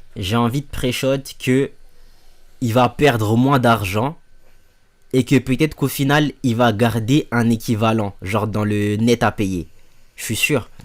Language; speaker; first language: French; native; French